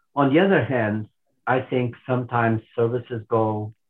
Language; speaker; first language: English; non-native, fluent; Portuguese